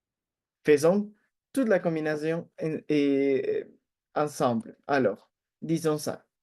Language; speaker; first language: French; non-native, fluent; Spanish